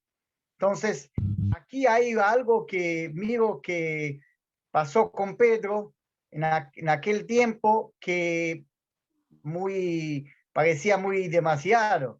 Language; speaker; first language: Spanish; non-native, fluent; Portuguese